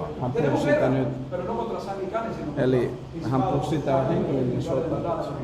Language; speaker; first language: Finnish; non-native, fluent; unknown